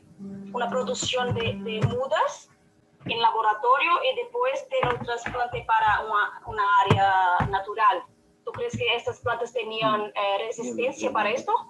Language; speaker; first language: Spanish; non-native, fluent; Portuguese